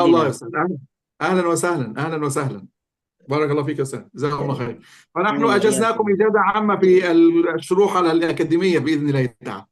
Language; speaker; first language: Arabic; native; Arabic